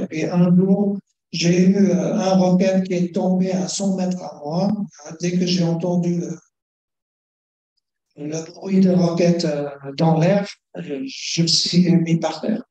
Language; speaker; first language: French; non-native, fluent; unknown